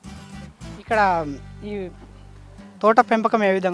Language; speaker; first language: Telugu; native; Telugu